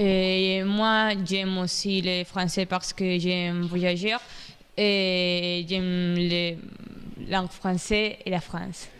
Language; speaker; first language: French; non-native, learner; Spanish